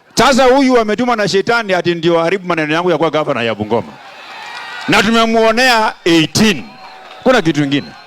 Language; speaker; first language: Swahili; non-native, local second language; Luyia